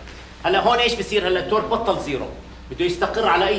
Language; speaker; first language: Arabic; native; Arabic